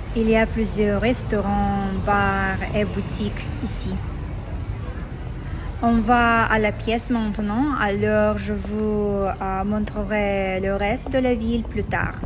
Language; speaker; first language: French; non-native, fluent; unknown